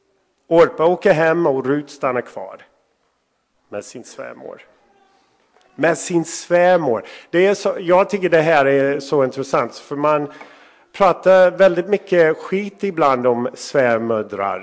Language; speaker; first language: Swedish; non-native, fluent; English